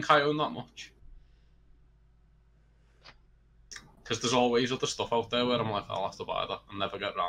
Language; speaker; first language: English; native; English